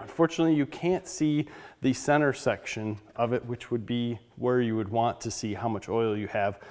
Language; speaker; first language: English; native; English